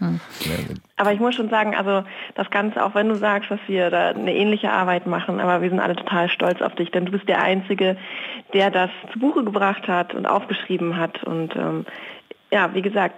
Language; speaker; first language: German; native; German